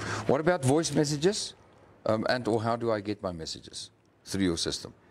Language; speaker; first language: English; non-native, local second language; Afrikaans